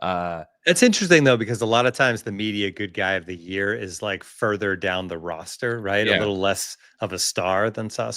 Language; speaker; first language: English; native; English